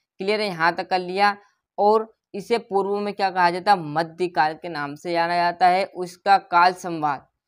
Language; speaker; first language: Hindi; native; Hindi